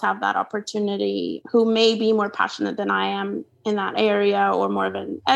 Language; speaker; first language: English; non-native, fluent; Spanish